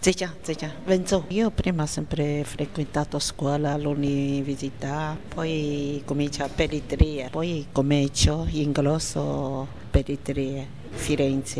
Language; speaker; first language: Italian; non-native, learner; Chinese